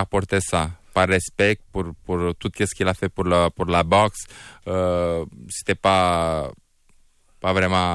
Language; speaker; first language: French; non-native, fluent; Romanian